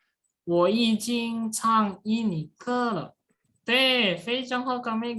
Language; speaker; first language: Chinese; non-native, fluent; Indonesian